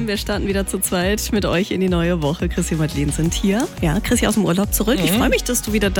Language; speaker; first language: German; native; German